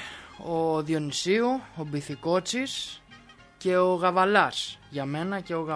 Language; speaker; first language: Greek; native; Greek